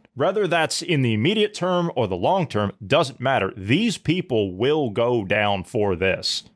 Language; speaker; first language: English; native; English